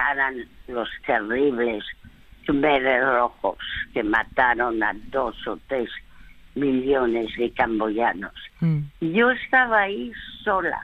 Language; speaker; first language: Spanish; early bilingual, other home language; French